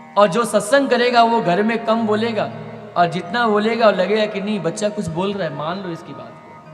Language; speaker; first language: Hindi; non-native, local second language; Marwari